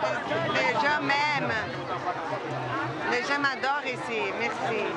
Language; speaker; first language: French; non-native, learner; Portuguese